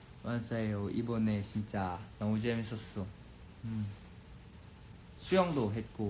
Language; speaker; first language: Korean; non-native, fluent; Thai